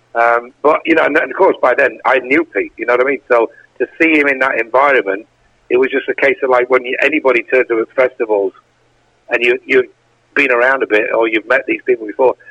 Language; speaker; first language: English; native; English